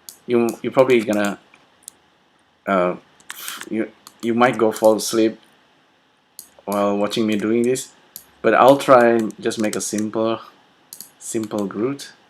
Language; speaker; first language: English; non-native, fluent; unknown